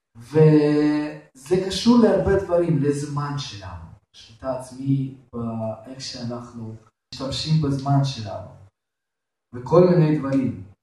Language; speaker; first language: Hebrew; non-native, fluent; Russian